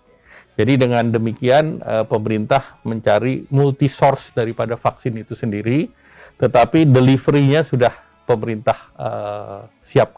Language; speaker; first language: Indonesian; native; Indonesian